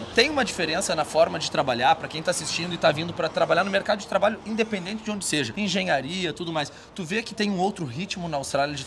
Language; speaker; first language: Portuguese; native; Portuguese